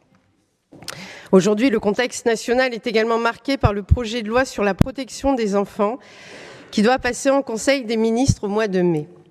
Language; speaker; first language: French; native; French